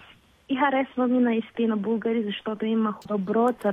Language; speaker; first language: Bulgarian; non-native, learner; Filipino